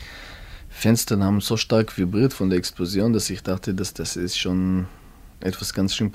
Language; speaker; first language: German; non-native, learner; Hebrew